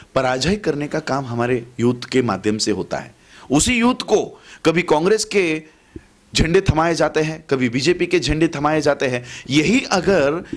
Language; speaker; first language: Hindi; non-native, local second language; Marathi